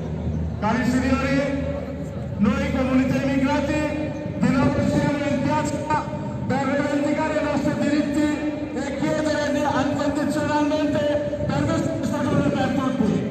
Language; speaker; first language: Italian; non-native, fluent; Bangla